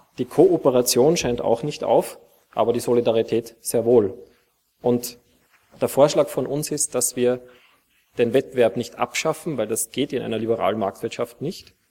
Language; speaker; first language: German; native; German